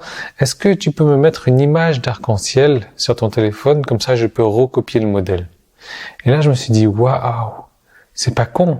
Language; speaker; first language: French; native; French